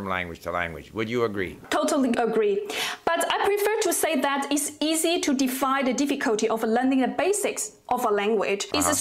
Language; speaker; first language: English; non-native, fluent; Chinese